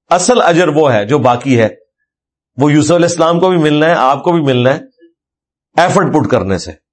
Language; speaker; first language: Urdu; non-native, local second language; Punjabi